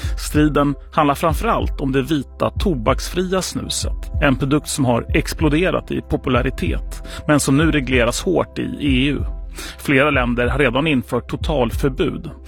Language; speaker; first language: Swedish; native; Swedish